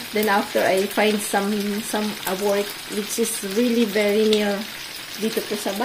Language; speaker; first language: English; non-native, local second language; Filipino